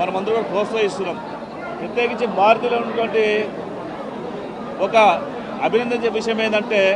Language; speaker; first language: Telugu; native; Telugu